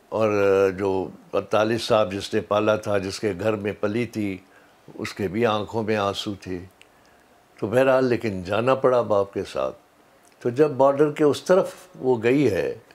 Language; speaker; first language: Urdu; native; Urdu